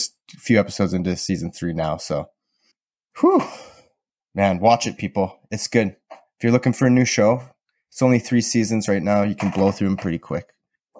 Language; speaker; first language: English; native; English